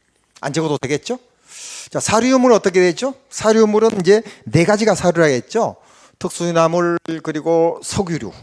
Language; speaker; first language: Korean; native; Korean